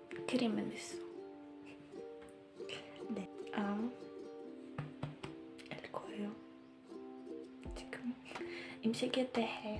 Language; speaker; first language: Korean; non-native, learner; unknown